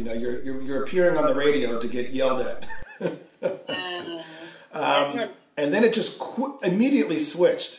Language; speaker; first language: English; native; English